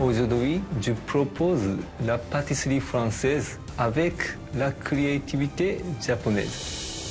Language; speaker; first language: French; non-native, learner; Japanese